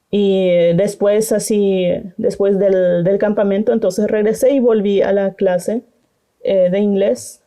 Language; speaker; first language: Spanish; non-native, local second language; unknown